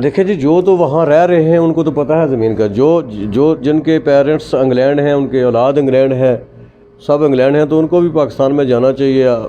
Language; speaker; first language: Urdu; non-native, local second language; Pahari-Potwari